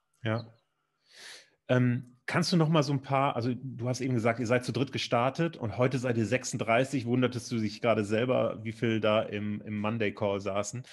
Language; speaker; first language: German; native; German